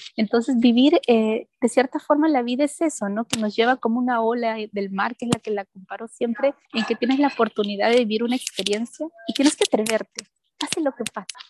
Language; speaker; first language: Spanish; native; Spanish